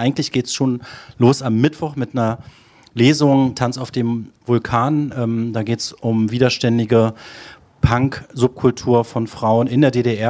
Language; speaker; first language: German; native; German